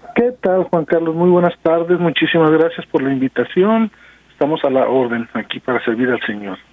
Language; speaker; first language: Spanish; native; Spanish